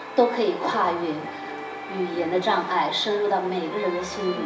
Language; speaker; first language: Chinese; native; Chinese